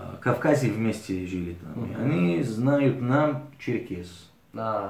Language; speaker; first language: Russian; early bilingual, heritage; Arabic